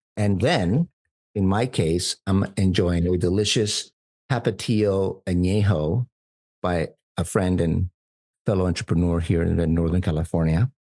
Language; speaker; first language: English; non-native, fluent; Spanish